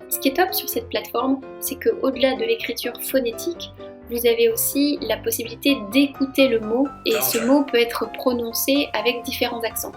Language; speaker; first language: French; native; French